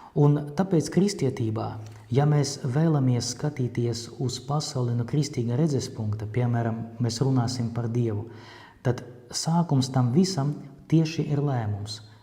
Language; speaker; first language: Latvian; non-native, local second language; Russian